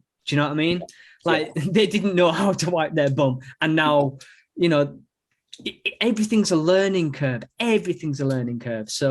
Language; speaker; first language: English; native; English